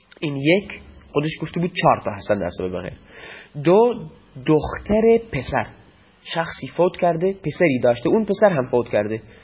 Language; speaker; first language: Persian; non-native, local second language; Baluchi